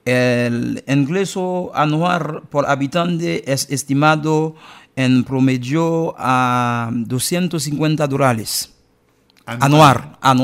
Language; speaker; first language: Spanish; non-native, learner; Haitian Creole